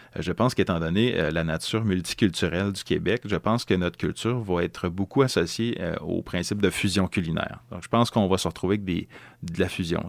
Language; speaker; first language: French; native; French